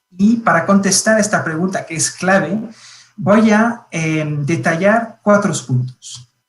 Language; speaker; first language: Spanish; non-native, fluent; French